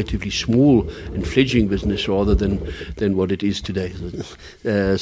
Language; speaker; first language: English; early bilingual, other home language; German